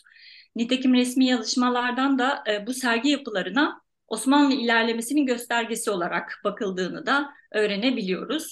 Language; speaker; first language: Turkish; native; Turkish